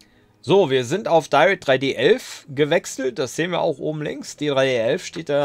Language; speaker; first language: German; native; German